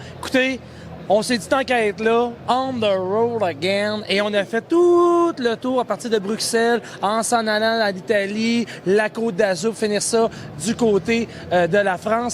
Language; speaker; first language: French; native; French